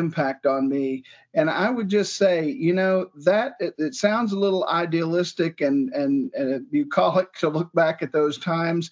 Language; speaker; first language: English; native; English